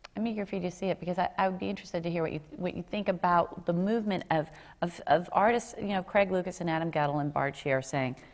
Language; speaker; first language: English; native; English